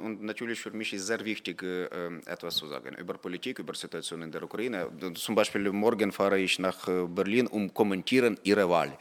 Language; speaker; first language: German; non-native, fluent; Ukrainian